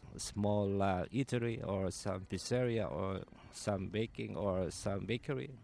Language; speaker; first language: English; non-native, local second language; Filipino